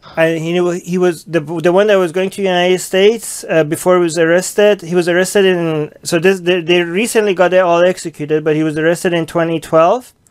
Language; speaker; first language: English; native; English